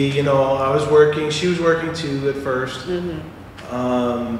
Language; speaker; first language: English; native; English